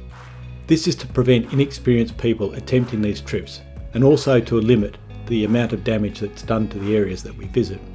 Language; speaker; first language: English; native; English